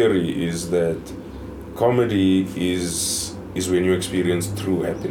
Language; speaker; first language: English; native; English